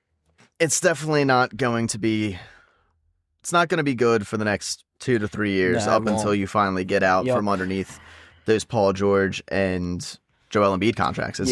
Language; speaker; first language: English; native; English